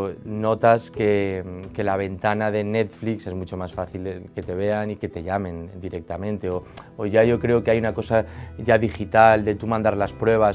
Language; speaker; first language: Spanish; native; Spanish